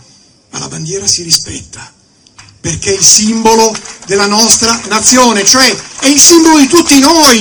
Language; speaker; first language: Italian; native; Italian